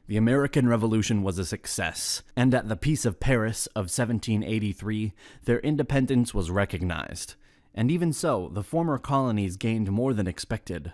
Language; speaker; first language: English; non-native, fluent; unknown